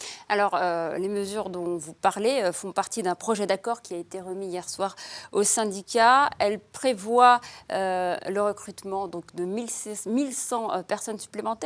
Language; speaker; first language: French; native; French